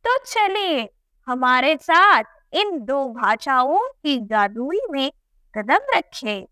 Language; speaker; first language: Hindi; non-native, local second language; Kannada